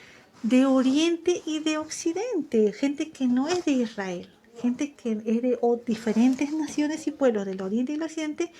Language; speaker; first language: Spanish; native; Spanish